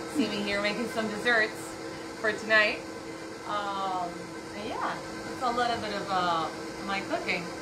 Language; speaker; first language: English; non-native, fluent; Spanish